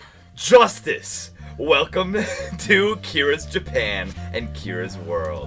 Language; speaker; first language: English; native; English